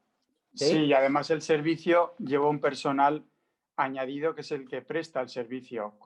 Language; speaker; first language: Spanish; native; Spanish